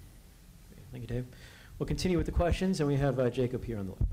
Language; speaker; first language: English; native; English